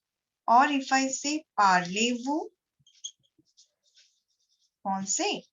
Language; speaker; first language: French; non-native, learner; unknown